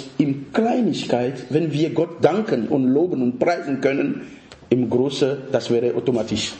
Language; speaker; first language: German; non-native, fluent; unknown